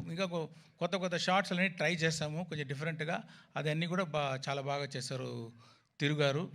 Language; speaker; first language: Telugu; non-native, fluent; Tamil